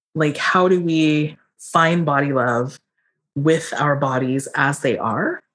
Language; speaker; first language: English; native; English